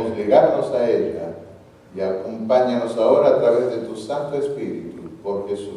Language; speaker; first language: Spanish; native; Spanish